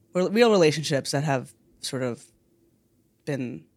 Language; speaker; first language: English; native; English